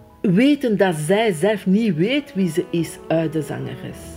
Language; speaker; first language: Dutch; non-native, fluent; French